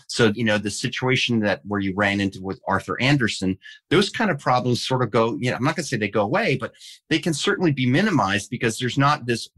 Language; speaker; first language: English; non-native, fluent; Danish